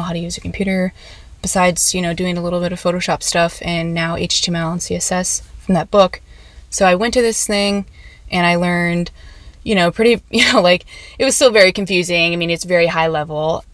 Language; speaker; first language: English; native; English